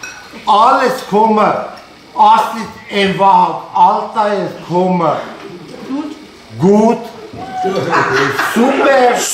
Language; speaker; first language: Dutch; non-native, learner; Armenian